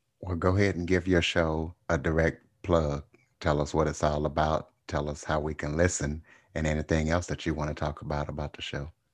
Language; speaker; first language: English; native; English